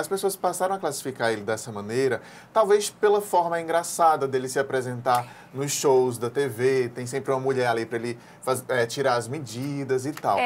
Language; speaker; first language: Portuguese; native; Portuguese